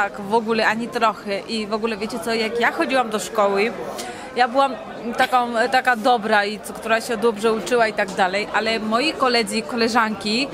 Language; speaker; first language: Polish; non-native, fluent; Georgian